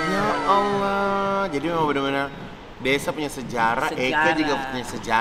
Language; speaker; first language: Indonesian; native; Indonesian